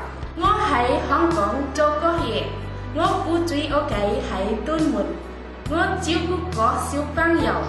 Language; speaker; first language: Cantonese; non-native, learner; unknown